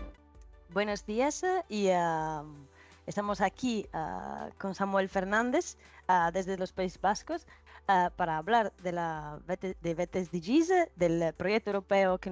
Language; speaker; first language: Spanish; non-native, fluent; Italian